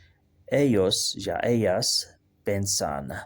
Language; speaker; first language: Spanish; non-native, learner; Urdu